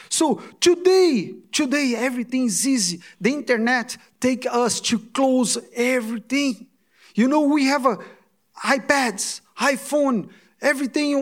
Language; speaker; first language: English; non-native, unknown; Portuguese